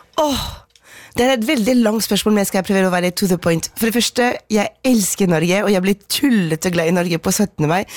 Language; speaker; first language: Norwegian; non-native, fluent; French